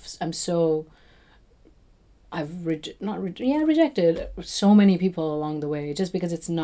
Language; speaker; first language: English; non-native, local second language; Bangla